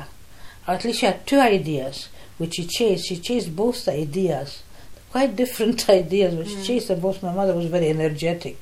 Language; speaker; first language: English; non-native, fluent; Polish